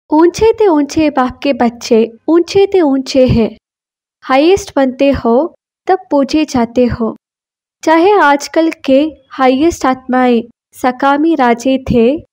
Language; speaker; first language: Hindi; non-native, local second language; Kannada